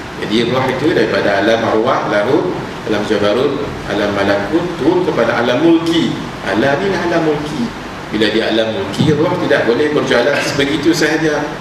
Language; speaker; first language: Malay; native; Malay